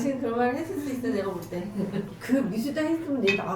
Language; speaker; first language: Korean; native; Korean